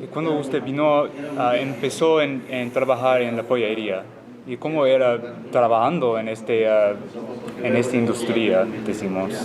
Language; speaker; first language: Spanish; non-native, learner; English